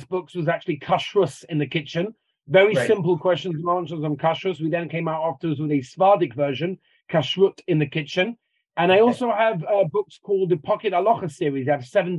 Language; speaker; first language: English; native; English